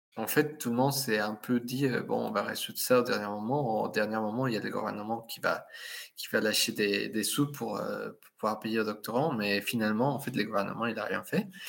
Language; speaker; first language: French; non-native, fluent; Spanish